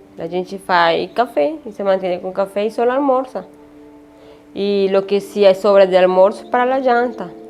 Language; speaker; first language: Portuguese; non-native, learner; Spanish